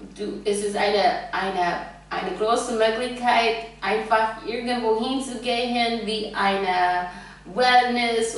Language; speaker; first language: German; non-native, fluent; English